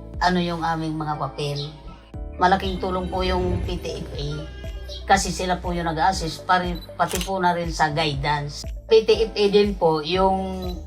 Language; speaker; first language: Filipino; non-native, local second language; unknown